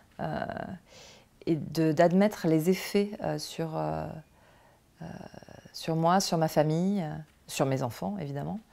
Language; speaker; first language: French; native; French